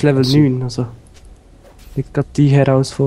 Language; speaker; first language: German; native; German